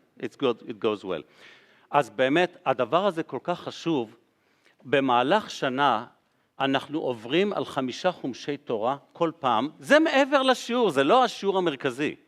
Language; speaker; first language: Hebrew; native; Hebrew